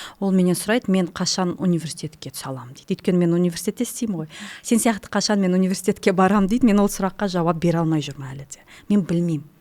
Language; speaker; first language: Kazakh; non-native, local second language; Russian